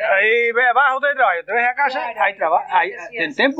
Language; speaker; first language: Spanish; non-native, local second language; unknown